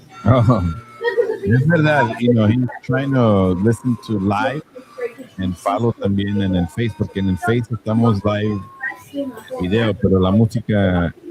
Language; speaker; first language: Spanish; early bilingual, heritage; Spanish